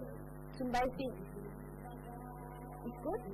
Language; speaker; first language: German; non-native, learner; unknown